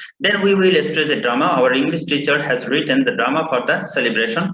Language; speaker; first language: English; non-native, local second language; Bangla